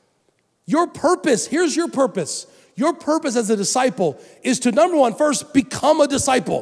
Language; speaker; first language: English; native; English